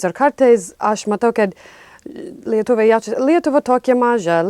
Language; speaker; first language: Lithuanian; non-native, fluent; English